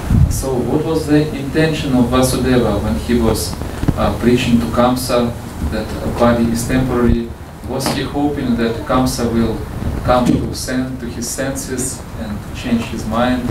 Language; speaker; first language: English; non-native, fluent; Russian